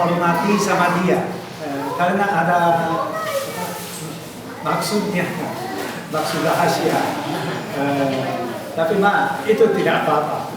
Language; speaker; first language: Indonesian; non-native, fluent; Japanese